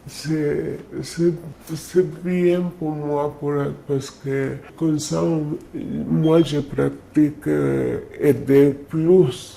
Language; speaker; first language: French; non-native, learner; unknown